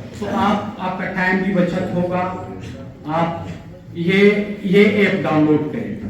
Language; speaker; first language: Urdu; non-native, local second language; Pashto